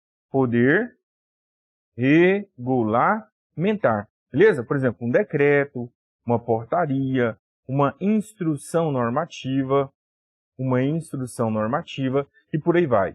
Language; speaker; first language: Portuguese; native; Portuguese